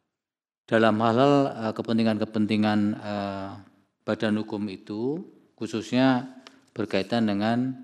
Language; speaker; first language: Indonesian; native; Indonesian